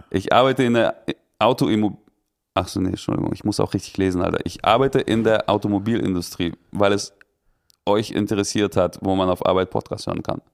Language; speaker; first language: German; early bilingual, other home language; Russian